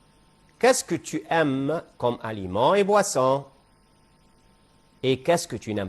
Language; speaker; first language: French; non-native, fluent; Arabic